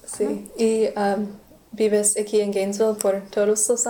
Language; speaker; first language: Spanish; non-native, learner; English